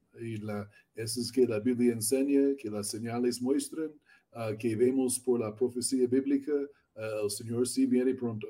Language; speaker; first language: Spanish; non-native, learner; English